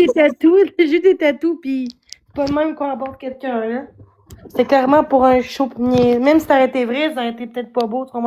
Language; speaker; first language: French; native; French